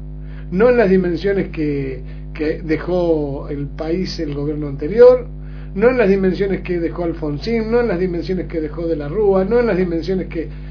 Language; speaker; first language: Spanish; native; Spanish